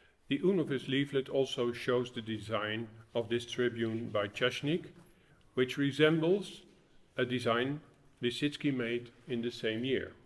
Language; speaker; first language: English; non-native, fluent; Dutch